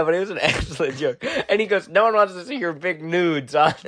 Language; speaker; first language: English; native; English